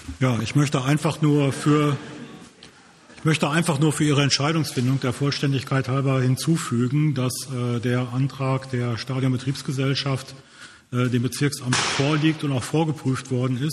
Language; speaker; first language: German; native; German